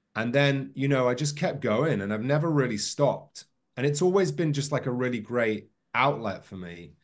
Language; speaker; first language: English; native; English